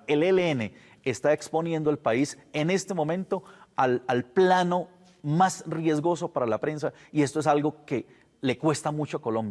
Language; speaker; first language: Spanish; native; Spanish